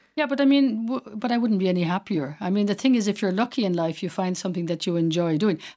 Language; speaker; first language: English; native; English